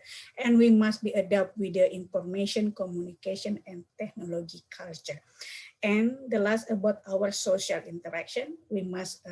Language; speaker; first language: English; non-native, learner; Indonesian